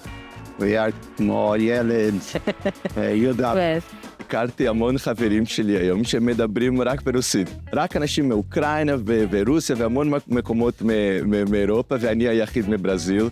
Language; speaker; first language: Hebrew; non-native, learner; Portuguese